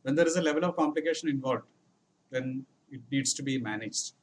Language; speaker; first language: English; non-native, local second language; Malayalam